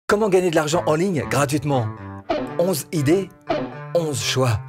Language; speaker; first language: French; native; French